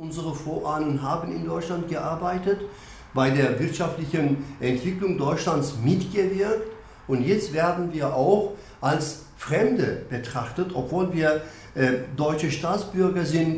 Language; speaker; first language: German; non-native, fluent; Turkish